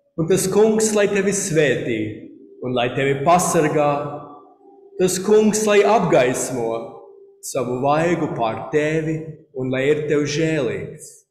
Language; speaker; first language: Latvian; early bilingual, heritage; Latvian